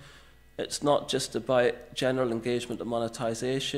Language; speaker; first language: English; native; English